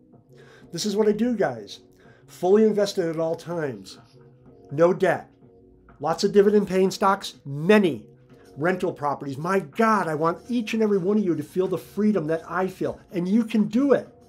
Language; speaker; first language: English; native; English